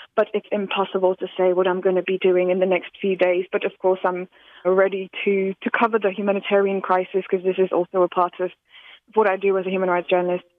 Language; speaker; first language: English; non-native, fluent; Slovak